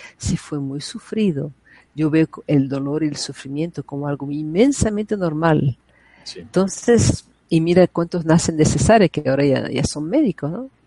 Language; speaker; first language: Spanish; non-native, fluent; Portuguese